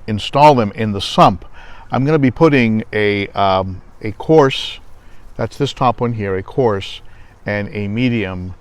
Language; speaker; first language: English; native; English